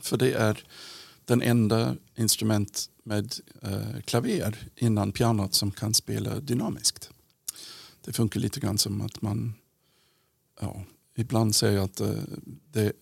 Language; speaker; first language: Swedish; non-native, fluent; English